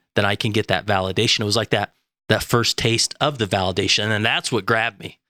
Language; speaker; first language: English; native; English